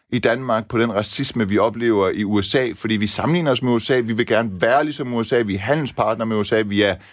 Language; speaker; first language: Danish; early bilingual, other home language; Persian